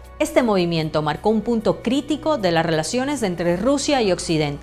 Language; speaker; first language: Spanish; native; Spanish